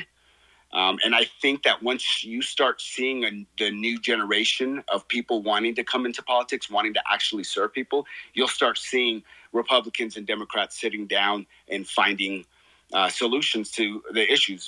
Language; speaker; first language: English; native; English